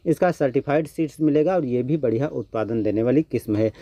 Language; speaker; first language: Hindi; native; Hindi